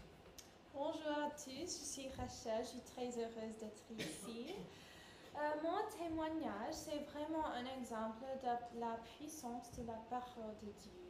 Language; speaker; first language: French; non-native, fluent; English